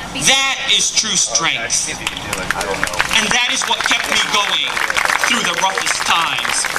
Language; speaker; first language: English; non-native, fluent; Arabic